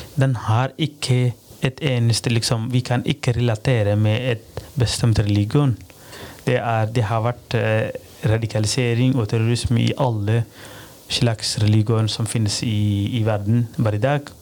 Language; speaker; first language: Norwegian; non-native, fluent; Somali